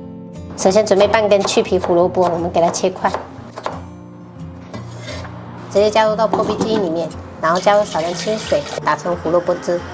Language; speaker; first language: Chinese; native; Chinese